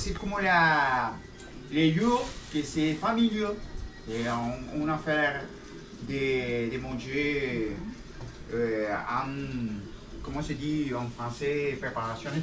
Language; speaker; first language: French; non-native, learner; Spanish